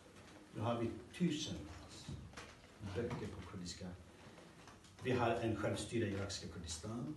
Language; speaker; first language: Swedish; non-native, fluent; Kurdish